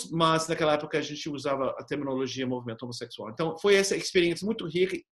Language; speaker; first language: Portuguese; non-native, fluent; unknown